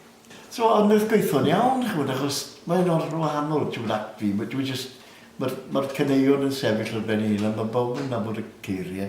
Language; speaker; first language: Welsh; native; Welsh